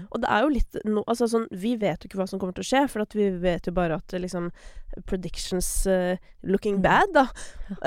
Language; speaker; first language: Norwegian; native; Norwegian